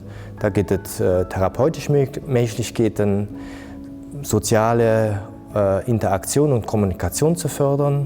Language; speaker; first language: German; non-native, local second language; Luxembourgish